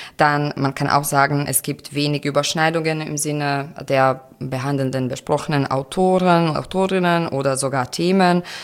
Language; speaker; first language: German; non-native, fluent; Croatian